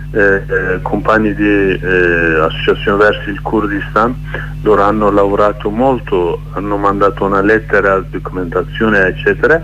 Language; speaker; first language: Italian; non-native, learner; Kurdish